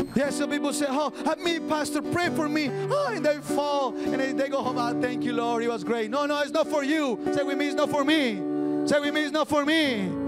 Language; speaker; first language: English; non-native, fluent; Spanish